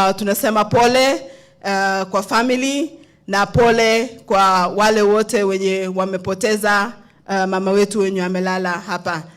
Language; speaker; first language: Swahili; non-native, local second language; Kalenjin